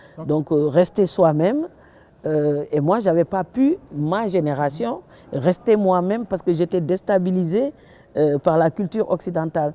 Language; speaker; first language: French; non-native, local second language; Wolof